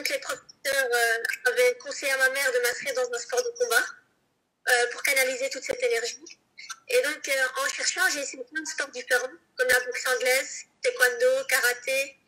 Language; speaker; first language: French; native; French